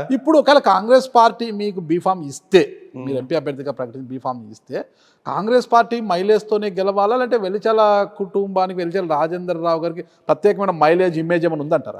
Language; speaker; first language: Telugu; native; Telugu